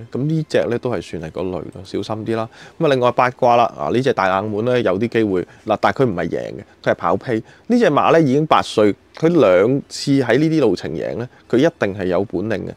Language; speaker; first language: Chinese; non-native, local second language; Cantonese